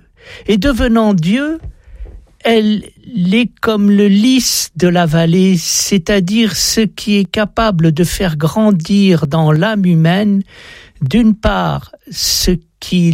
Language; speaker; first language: French; native; French